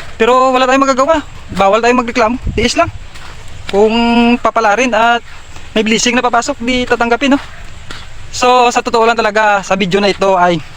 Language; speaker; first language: Filipino; non-native, local second language; Hiligaynon